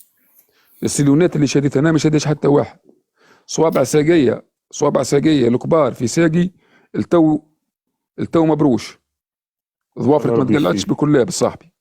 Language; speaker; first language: Arabic; native; Arabic